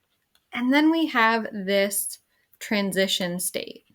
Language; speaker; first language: English; native; English